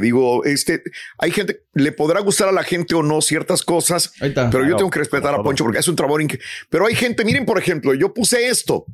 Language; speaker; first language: Spanish; native; Spanish